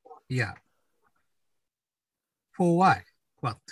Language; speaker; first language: English; non-native, learner; Japanese